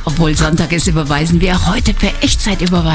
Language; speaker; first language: German; native; German